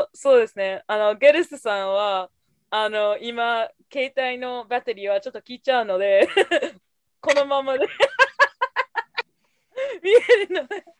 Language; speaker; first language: Japanese; non-native, fluent; English